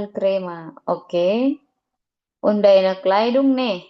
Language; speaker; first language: German; non-native, learner; Indonesian